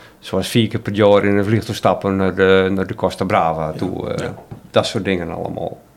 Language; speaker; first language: Dutch; native; Dutch